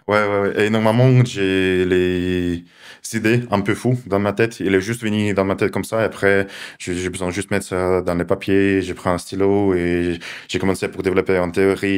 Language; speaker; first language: French; non-native, fluent; Russian